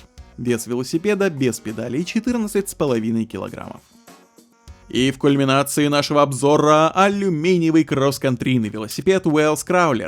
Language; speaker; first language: Russian; native; Russian